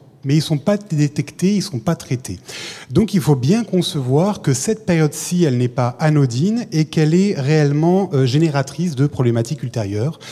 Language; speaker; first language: French; native; French